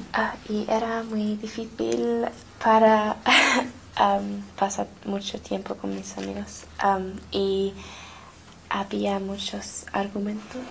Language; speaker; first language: Spanish; non-native, learner; English